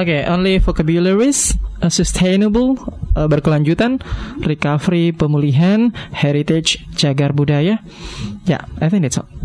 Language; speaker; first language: English; non-native, learner; Indonesian